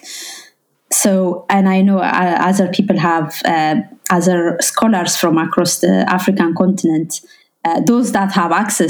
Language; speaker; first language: English; non-native, fluent; Amharic